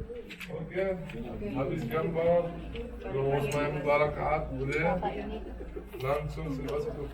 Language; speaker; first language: Indonesian; non-native, fluent; Arabic